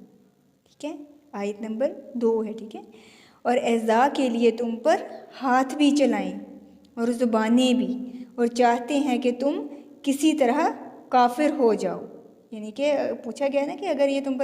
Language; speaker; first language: Urdu; native; Urdu